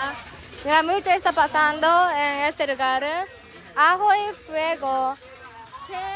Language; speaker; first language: Spanish; non-native, learner; Japanese